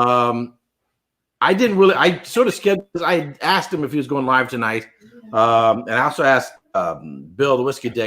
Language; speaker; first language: English; native; English